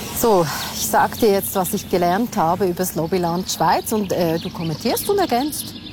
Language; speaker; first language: German; native; German